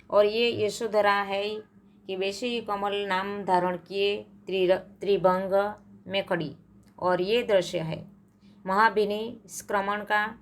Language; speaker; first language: Hindi; non-native, local second language; Gujarati